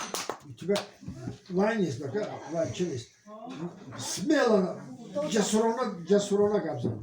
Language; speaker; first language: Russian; non-native, local second language; Tajik